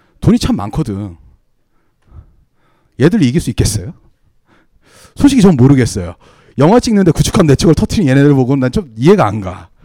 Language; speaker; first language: Korean; native; Korean